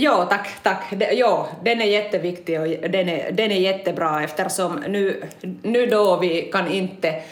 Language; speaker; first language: Swedish; non-native, local second language; Finnish